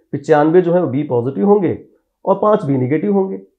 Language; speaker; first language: Hindi; native; Hindi